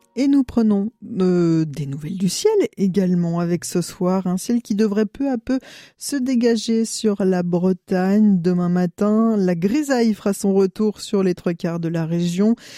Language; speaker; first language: French; native; French